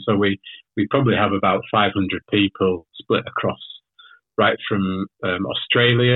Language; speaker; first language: English; native; English